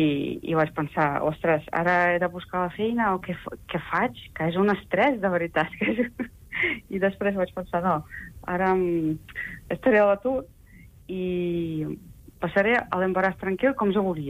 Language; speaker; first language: Catalan; non-native, fluent; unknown